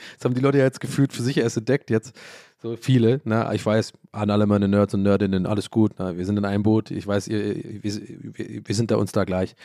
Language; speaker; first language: German; early bilingual, other home language; English